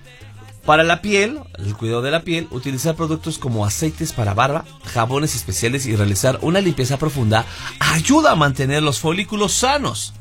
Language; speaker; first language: Spanish; native; Spanish